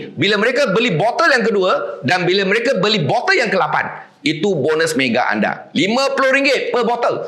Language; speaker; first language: Malay; native; Malay